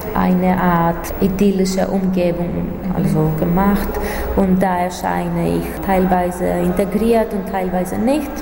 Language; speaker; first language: German; non-native, fluent; Greek